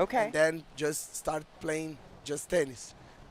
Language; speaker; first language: English; non-native, fluent; Portuguese